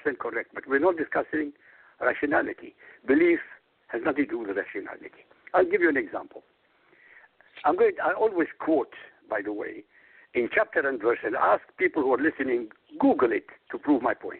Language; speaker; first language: English; non-native, fluent; Arabic